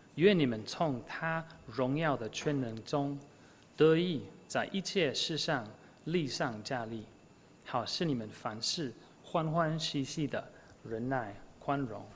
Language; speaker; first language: Chinese; non-native, fluent; English